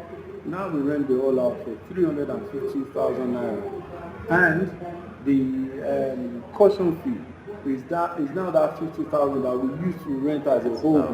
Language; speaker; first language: English; non-native, local second language; Yoruba